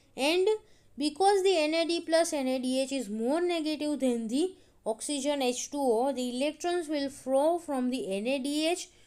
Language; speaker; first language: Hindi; non-native, local second language; Gujarati